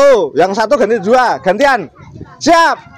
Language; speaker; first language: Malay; non-native, local second language; Javanese